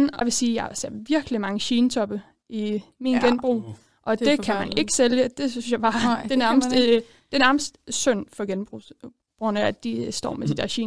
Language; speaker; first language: Danish; native; Danish